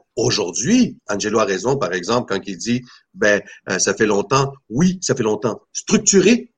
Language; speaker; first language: French; non-native, fluent; Spanish